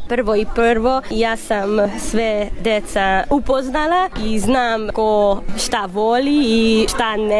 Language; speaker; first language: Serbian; non-native, local second language; Hungarian